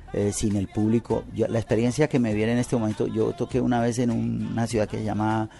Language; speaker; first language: Spanish; native; Spanish